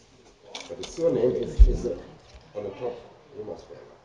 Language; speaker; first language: English; non-native, learner; German